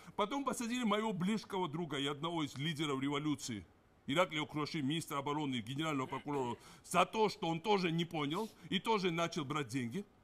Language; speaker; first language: Russian; non-native, local second language; Georgian